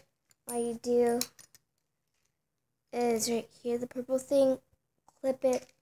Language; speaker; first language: English; native; English